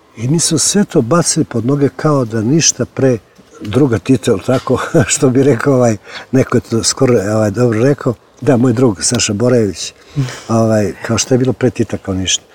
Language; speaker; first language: Serbian; native; Serbian